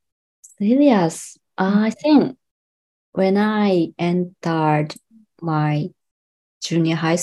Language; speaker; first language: English; non-native, learner; Japanese